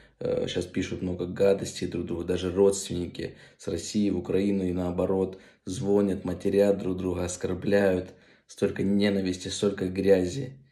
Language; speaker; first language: Russian; native; Russian